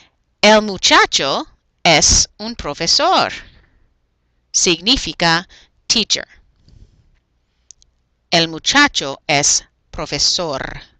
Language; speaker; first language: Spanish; non-native, fluent; English